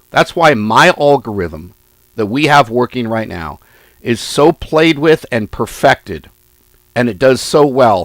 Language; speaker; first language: English; native; English